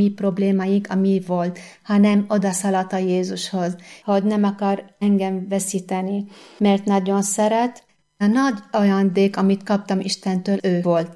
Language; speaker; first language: Hungarian; non-native, fluent; Arabic